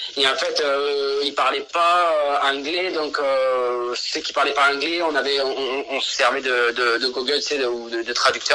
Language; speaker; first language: French; native; French